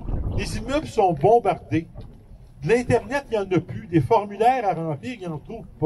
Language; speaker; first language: French; native; French